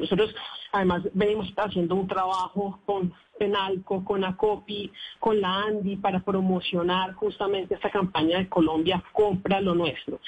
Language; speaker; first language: Spanish; native; Spanish